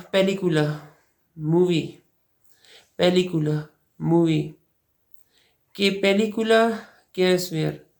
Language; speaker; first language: Spanish; non-native, learner; Urdu